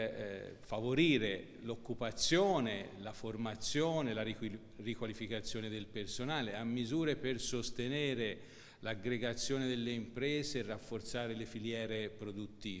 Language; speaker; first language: Italian; native; Italian